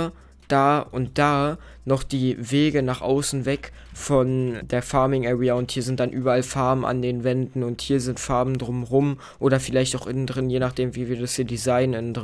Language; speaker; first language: German; native; German